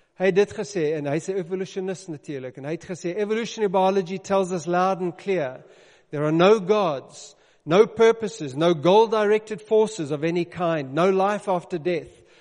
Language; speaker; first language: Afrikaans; non-native, local second language; English